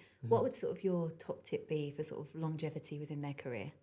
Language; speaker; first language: English; native; English